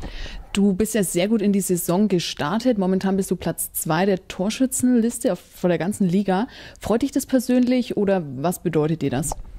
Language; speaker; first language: German; native; German